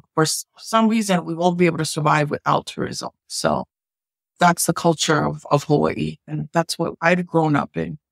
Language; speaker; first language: English; native; English